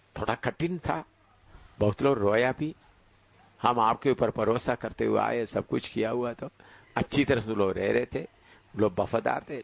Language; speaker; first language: Hindi; non-native, fluent; Malayalam